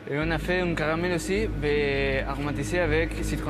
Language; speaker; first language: French; non-native, learner; Spanish